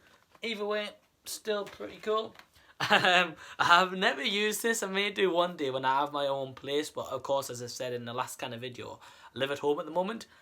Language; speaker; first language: English; native; English